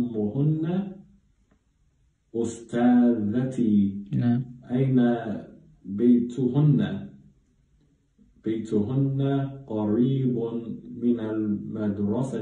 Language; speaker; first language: Arabic; non-native, learner; English